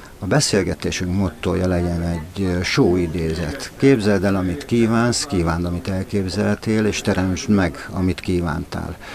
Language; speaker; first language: Hungarian; native; Hungarian